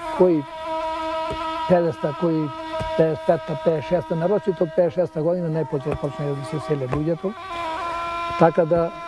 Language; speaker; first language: Macedonian; native; Macedonian